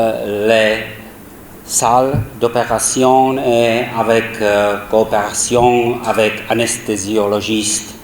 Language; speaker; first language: French; non-native, learner; Czech